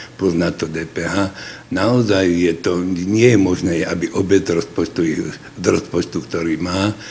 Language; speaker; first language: Slovak; native; Slovak